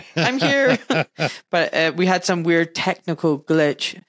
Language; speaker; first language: English; native; English